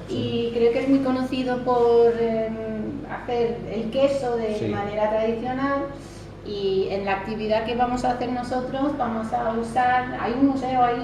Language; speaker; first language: Spanish; non-native, fluent; English